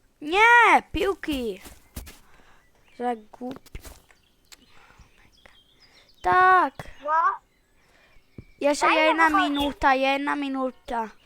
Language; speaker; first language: Polish; early bilingual, heritage; Polish